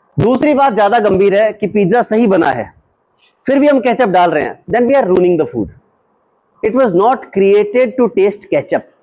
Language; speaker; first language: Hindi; native; Hindi